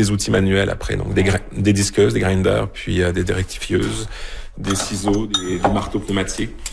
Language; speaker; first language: French; native; French